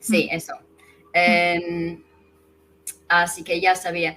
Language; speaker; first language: Spanish; non-native, fluent; English